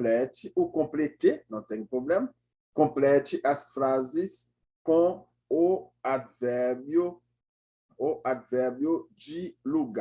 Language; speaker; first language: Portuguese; non-native, learner; Haitian Creole